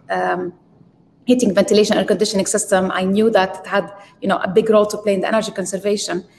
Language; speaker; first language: English; non-native, fluent; Arabic